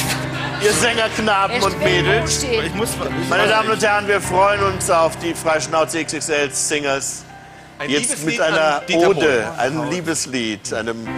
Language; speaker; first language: German; native; German